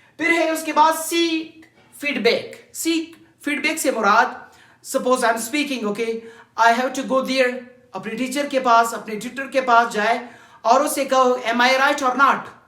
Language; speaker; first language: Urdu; non-native, local second language; Pashto